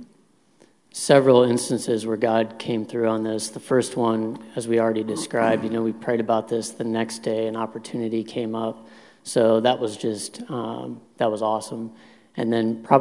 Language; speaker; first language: English; native; English